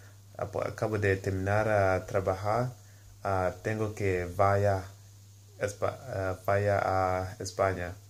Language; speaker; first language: Spanish; non-native, learner; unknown